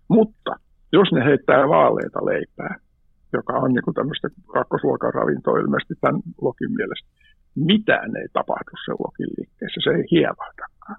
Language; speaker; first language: Finnish; native; Finnish